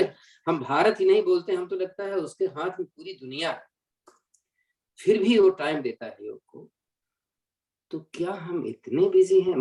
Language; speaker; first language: Hindi; native; Hindi